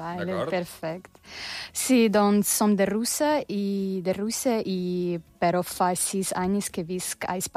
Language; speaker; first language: Catalan; non-native, learner; Russian